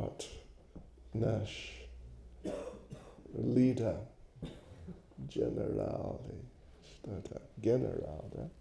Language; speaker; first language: Russian; non-native, learner; English